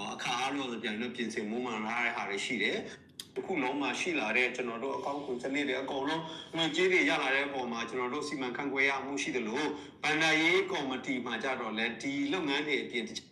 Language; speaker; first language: Burmese; non-native, local second language; S'gaw Karen